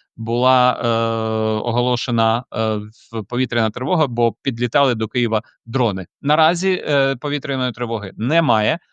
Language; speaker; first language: Ukrainian; native; Ukrainian